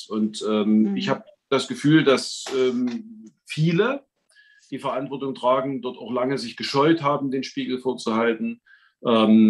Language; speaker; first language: German; native; German